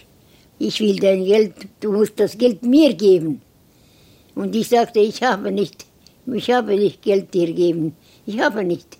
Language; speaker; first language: German; non-native, learner; Estonian